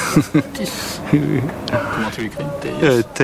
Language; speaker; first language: French; native; French